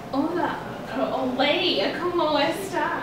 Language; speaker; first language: Spanish; non-native, learner; English